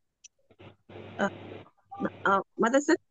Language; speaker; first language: Arabic; non-native, learner; Indonesian